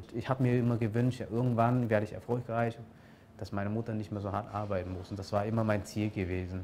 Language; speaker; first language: German; non-native, fluent; Vietnamese